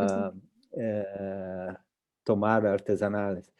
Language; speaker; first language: Spanish; non-native, local second language; Portuguese